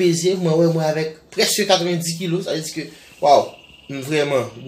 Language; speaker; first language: French; non-native, learner; Portuguese